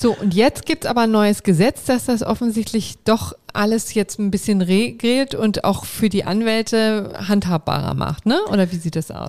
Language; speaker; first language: German; native; German